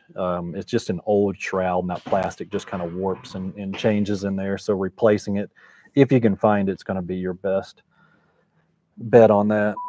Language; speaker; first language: English; native; English